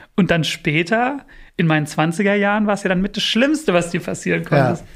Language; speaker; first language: German; early bilingual, other home language; English